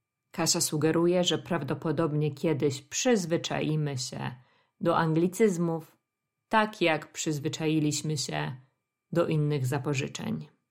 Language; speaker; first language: Polish; native; Polish